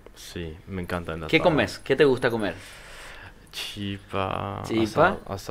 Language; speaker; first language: Spanish; non-native, learner; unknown